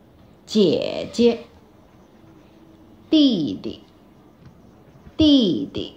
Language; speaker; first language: Chinese; non-native, fluent; Bangla